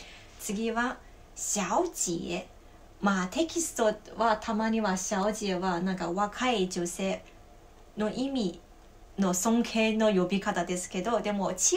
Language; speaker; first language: Japanese; non-native, fluent; Chinese